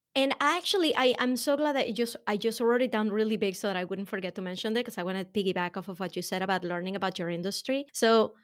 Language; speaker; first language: English; non-native, fluent; Spanish